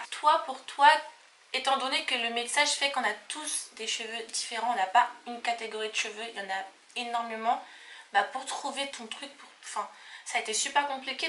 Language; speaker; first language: French; native; French